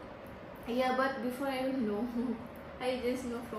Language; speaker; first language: English; non-native, learner; Indonesian